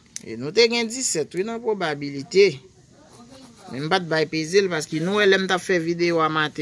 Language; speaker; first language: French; non-native, local second language; Haitian Creole